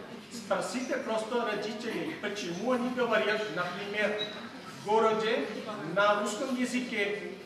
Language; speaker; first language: Russian; non-native, fluent; Catalan